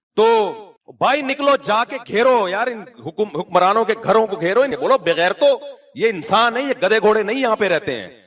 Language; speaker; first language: Urdu; native; Urdu